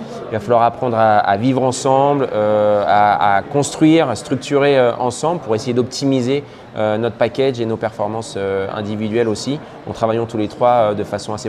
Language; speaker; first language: French; native; French